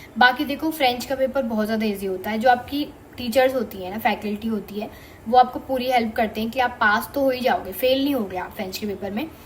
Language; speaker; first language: Hindi; native; Hindi